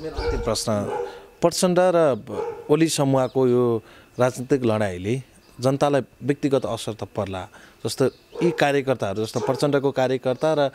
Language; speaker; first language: Nepali; native; Nepali